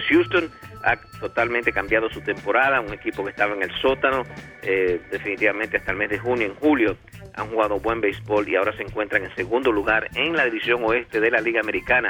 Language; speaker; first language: Spanish; native; Spanish